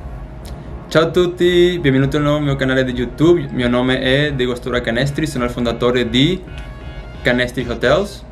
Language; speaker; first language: Italian; non-native, learner; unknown